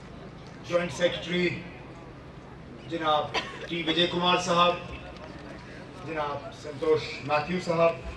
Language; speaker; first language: Hindi; non-native, local second language; Kashmiri